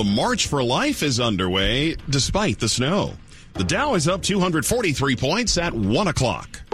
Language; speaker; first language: English; native; English